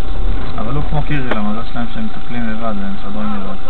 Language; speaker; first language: Hebrew; native; Hebrew